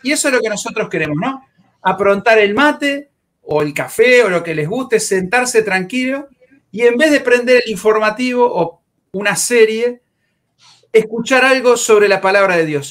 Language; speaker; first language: Spanish; native; Spanish